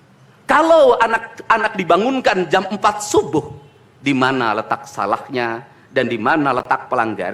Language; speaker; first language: Indonesian; native; Indonesian